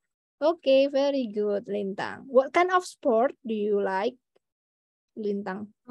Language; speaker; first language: English; non-native, fluent; Indonesian